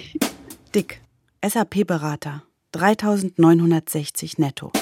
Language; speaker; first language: German; native; German